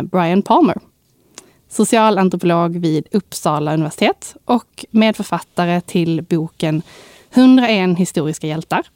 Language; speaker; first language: Swedish; native; Swedish